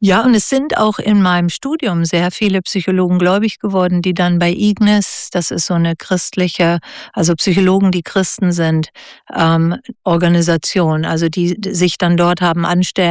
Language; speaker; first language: German; native; German